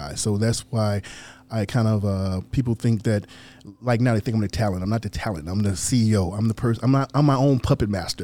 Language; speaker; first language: English; native; English